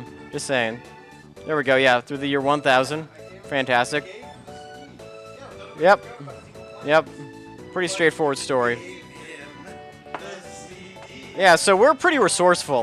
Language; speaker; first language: English; native; English